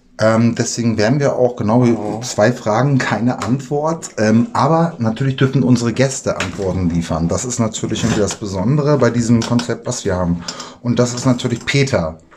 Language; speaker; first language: German; native; German